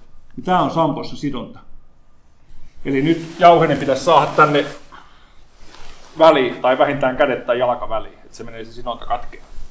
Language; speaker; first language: Finnish; native; Finnish